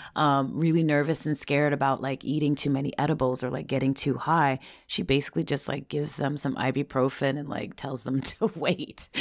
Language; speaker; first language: English; early bilingual, other home language; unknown